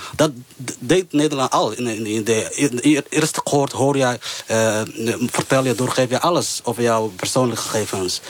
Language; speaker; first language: Dutch; non-native, fluent; Somali